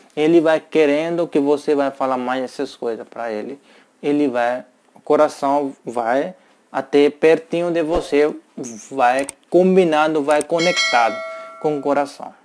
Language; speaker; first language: Portuguese; non-native, learner; Hindi